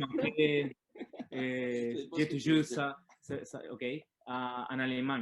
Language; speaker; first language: French; non-native, learner; Spanish